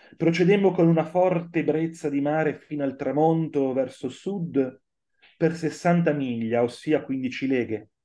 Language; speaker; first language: Italian; native; Italian